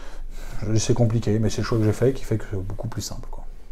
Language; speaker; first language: French; native; French